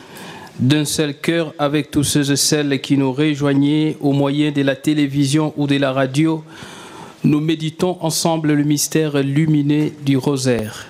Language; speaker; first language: French; native; French